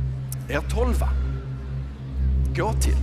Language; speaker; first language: Swedish; native; Swedish